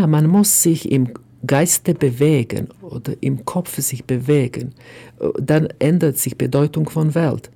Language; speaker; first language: German; non-native, fluent; Croatian